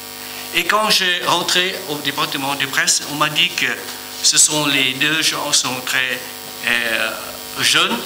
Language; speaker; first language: French; non-native, learner; Vietnamese